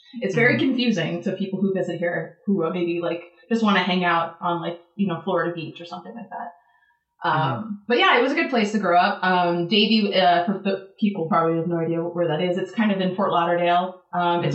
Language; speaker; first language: English; native; English